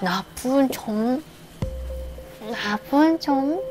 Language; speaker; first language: Korean; non-native, learner; Japanese